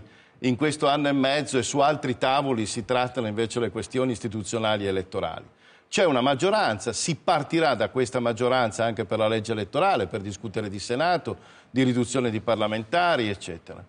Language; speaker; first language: Italian; native; Italian